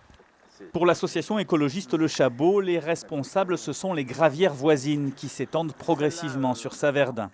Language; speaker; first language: French; native; French